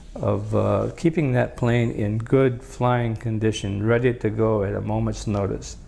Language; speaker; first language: English; native; English